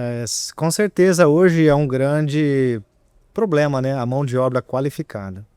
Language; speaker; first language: Portuguese; native; Portuguese